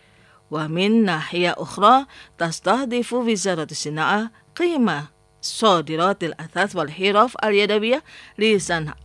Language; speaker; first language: Arabic; non-native, fluent; Indonesian